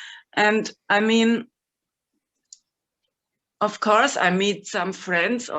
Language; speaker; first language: English; non-native, fluent; German